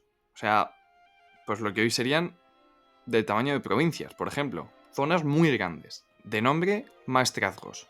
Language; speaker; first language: Spanish; native; Spanish